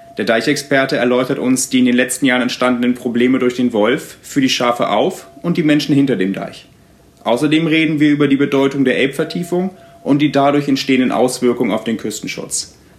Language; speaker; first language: German; native; German